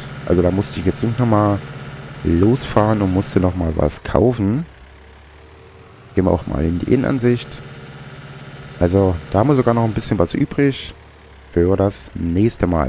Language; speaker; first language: German; native; German